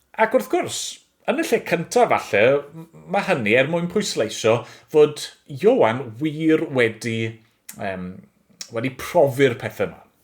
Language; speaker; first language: Welsh; native; Welsh